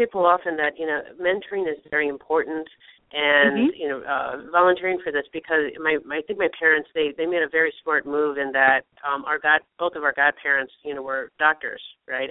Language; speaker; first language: English; native; English